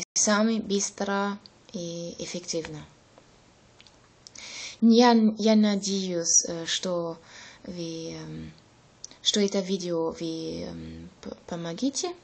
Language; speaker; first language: Russian; non-native, learner; German